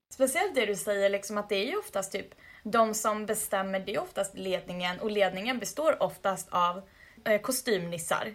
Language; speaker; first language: Swedish; early bilingual, other home language; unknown